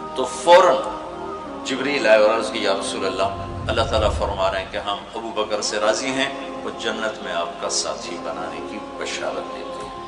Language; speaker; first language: Urdu; non-native, local second language; Punjabi